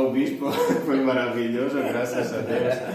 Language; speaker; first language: Portuguese; non-native, fluent; Italian